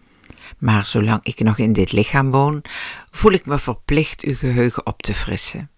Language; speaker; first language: Dutch; native; Dutch